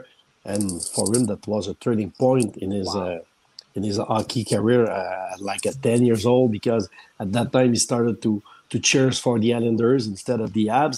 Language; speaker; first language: English; non-native, fluent; French